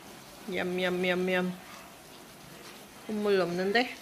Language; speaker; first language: Korean; non-native, learner; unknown